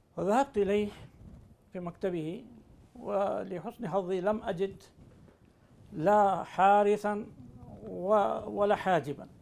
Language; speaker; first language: Arabic; non-native, fluent; Urdu